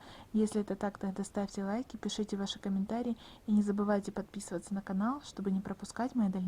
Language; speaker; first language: Russian; native; Russian